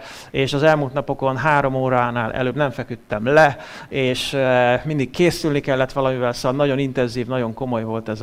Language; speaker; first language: Hungarian; native; Hungarian